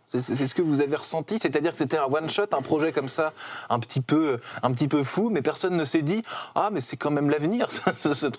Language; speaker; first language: French; native; French